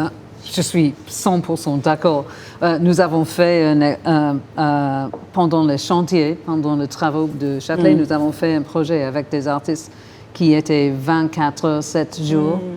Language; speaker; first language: French; non-native, fluent; English